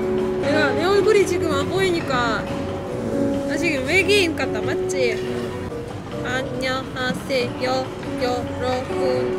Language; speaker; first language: Korean; non-native, learner; Russian